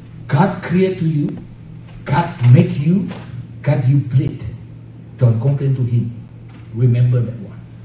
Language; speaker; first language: English; non-native, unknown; Indonesian